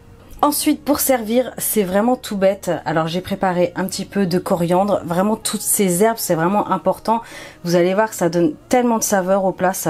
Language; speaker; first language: French; native; French